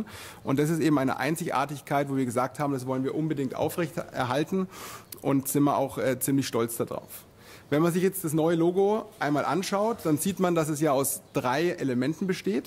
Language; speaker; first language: German; native; German